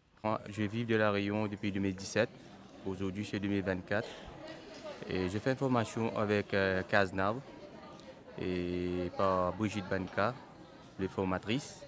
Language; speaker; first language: French; non-native, learner; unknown